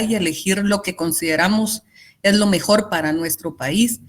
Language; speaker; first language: Spanish; native; Spanish